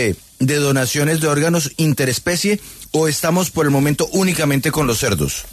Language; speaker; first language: Spanish; native; Spanish